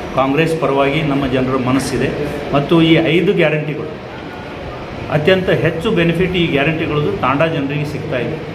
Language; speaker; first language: Kannada; non-native, local second language; Lambadi